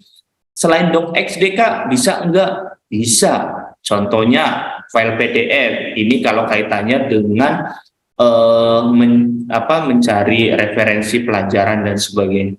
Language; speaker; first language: Indonesian; native; Indonesian